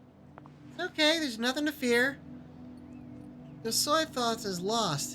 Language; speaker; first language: English; native; English